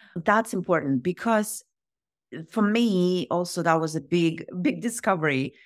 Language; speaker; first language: English; non-native, fluent; Russian